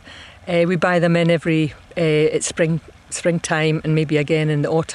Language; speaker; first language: English; native; English